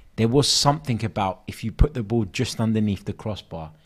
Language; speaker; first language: English; native; English